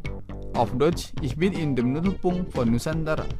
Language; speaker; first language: German; non-native, fluent; Indonesian